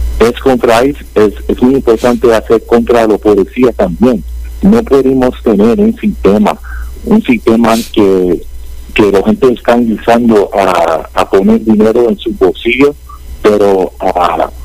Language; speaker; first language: Spanish; early bilingual, heritage; Spanish